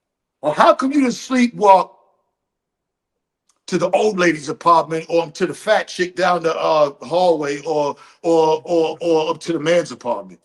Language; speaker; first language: English; native; English